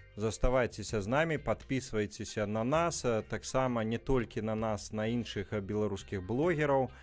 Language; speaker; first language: Belarusian; native; Belarusian